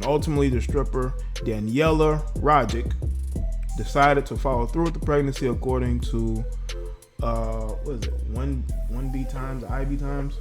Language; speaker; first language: English; native; English